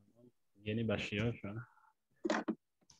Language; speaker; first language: Turkish; non-native, learner; French